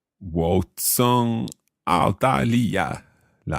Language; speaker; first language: Chinese; non-native, learner; English